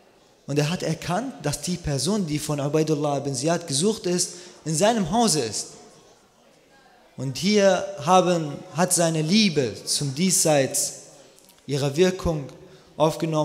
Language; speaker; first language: German; native; German